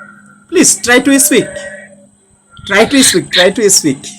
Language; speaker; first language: English; non-native, learner; Bangla